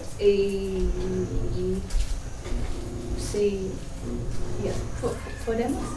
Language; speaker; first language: Spanish; non-native, learner; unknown